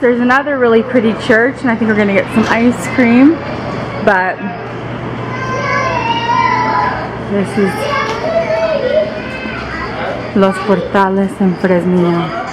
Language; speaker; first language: English; early bilingual, heritage; English